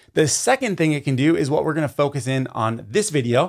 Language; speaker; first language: English; native; English